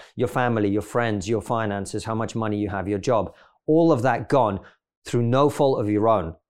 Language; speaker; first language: English; non-native, fluent; Russian